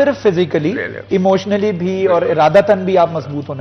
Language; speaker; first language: Hindi; non-native, local second language; Punjabi